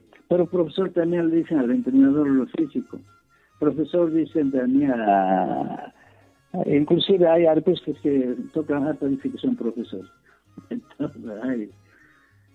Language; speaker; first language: Spanish; native; Spanish